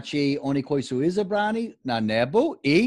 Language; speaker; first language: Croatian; non-native, fluent; English